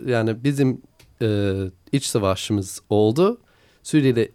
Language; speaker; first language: Turkish; non-native, learner; English